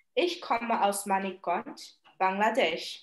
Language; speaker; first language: German; non-native, fluent; Bangla